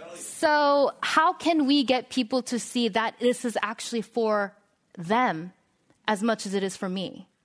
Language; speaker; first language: English; non-native, fluent; Korean